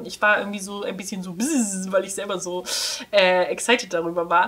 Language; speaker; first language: German; native; German